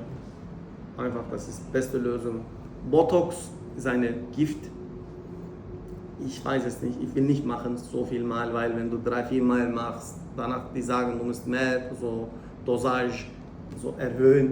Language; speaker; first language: German; non-native, learner; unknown